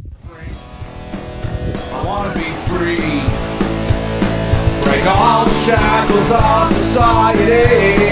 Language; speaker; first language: English; native; English